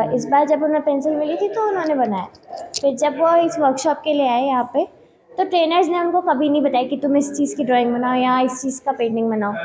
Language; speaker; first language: Hindi; native; Hindi